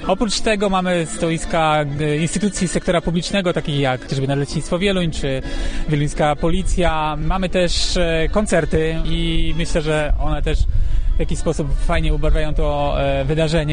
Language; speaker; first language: Polish; native; Polish